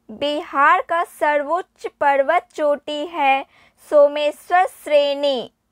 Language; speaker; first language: Hindi; native; Hindi